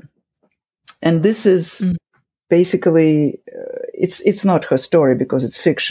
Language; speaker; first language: English; non-native, fluent; Russian